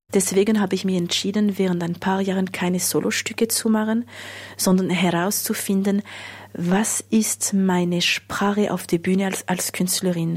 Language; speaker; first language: German; non-native, local second language; French